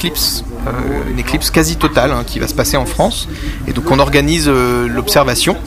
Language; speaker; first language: French; native; French